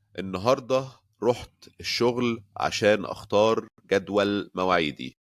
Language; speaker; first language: Egyptian Arabic; native; Egyptian Arabic